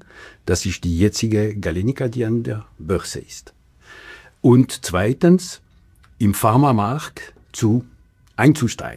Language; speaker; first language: German; non-native, local second language; French